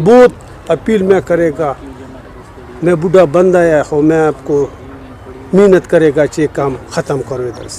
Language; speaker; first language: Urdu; non-native, local second language; Pashto